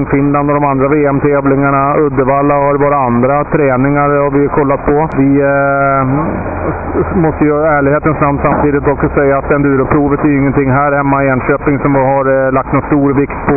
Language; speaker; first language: Swedish; native; Swedish